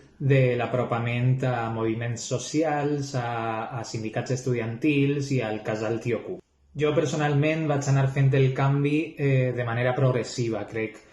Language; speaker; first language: Catalan; non-native, local second language; Spanish